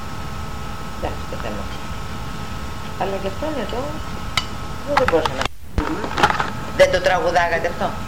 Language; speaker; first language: Greek; native; Greek